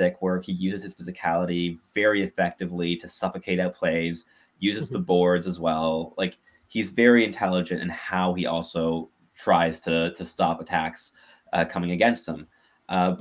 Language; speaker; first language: English; native; English